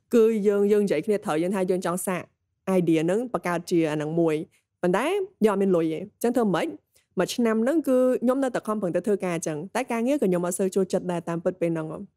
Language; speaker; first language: Khmer; native; Khmer